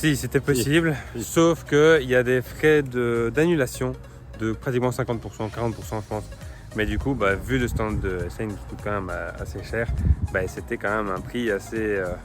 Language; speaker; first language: French; native; French